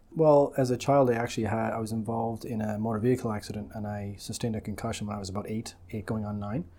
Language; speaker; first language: English; native; English